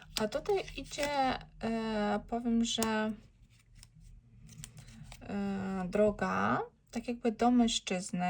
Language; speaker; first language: Polish; non-native, learner; Ukrainian